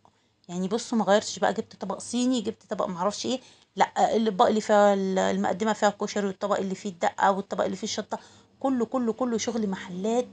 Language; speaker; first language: Arabic; native; Arabic